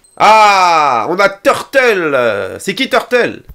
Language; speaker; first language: French; native; French